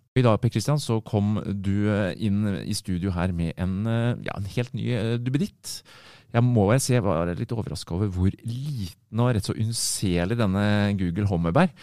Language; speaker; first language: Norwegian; native; Norwegian